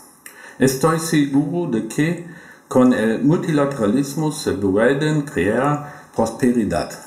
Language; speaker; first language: Spanish; non-native, learner; German